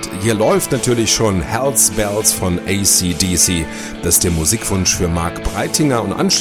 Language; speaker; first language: German; native; German